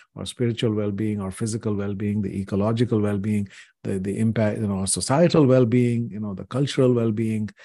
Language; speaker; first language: English; non-native, local second language; Hindi